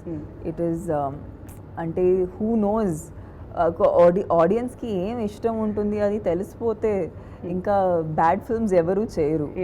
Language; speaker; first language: Telugu; non-native, local second language; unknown